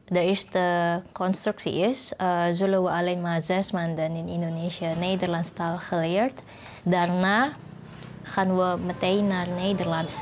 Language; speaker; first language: Dutch; non-native, learner; Indonesian